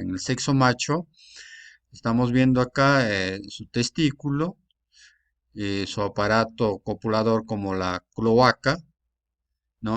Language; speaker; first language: Spanish; native; Spanish